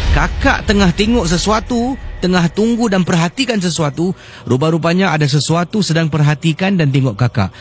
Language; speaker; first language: Malay; native; Malay